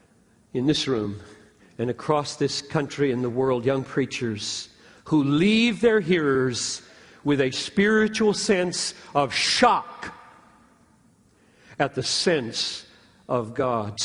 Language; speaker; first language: English; native; English